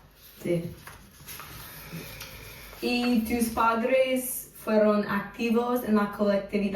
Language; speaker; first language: Spanish; non-native, fluent; English